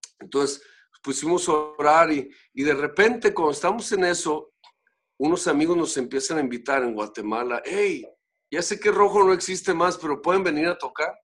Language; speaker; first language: Spanish; native; Spanish